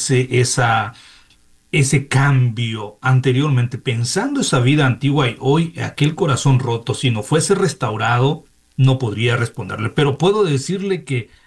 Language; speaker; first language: Spanish; native; Spanish